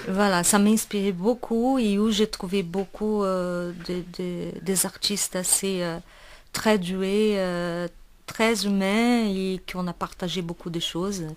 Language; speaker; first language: French; non-native, fluent; Portuguese